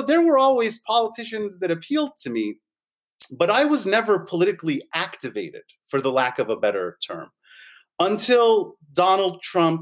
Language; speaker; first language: English; native; English